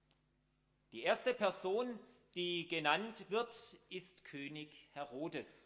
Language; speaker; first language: German; native; German